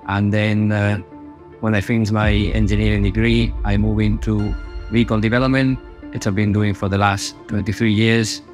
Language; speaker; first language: English; non-native, fluent; Spanish